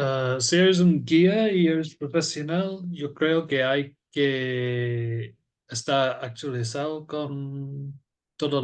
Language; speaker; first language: Spanish; non-native, learner; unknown